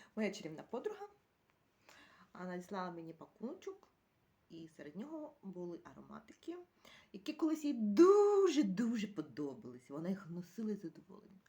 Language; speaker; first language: Ukrainian; native; Ukrainian